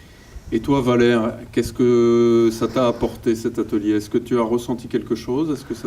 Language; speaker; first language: French; native; French